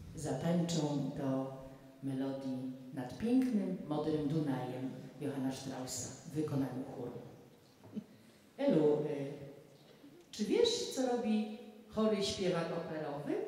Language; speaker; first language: Polish; native; Polish